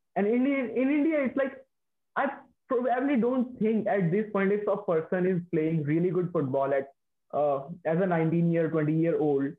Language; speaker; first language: English; non-native, local second language; Hindi